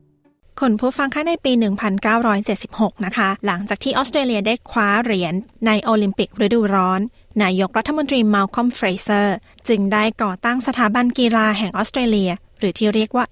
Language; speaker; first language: Thai; native; Thai